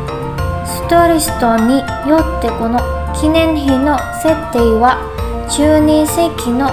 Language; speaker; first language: Japanese; non-native, learner; Indonesian